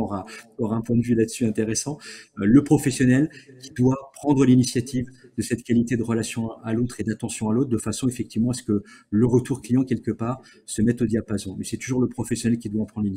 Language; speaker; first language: French; native; French